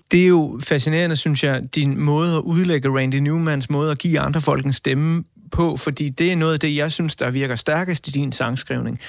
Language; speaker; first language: Danish; native; Danish